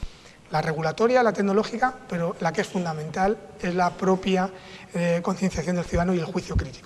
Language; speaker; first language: Spanish; native; Spanish